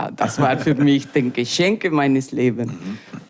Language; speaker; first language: German; non-native, learner; Spanish